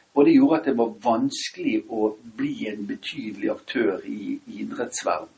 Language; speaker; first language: Norwegian; native; Norwegian